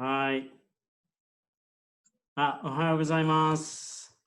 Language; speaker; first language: Japanese; non-native, fluent; English